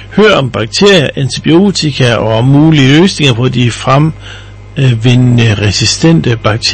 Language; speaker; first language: Danish; native; Danish